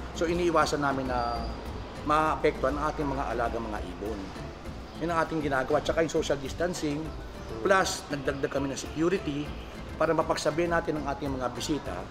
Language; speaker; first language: Filipino; native; Filipino